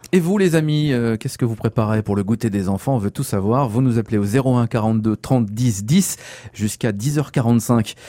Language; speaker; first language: French; native; French